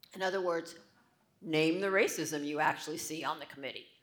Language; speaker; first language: English; native; English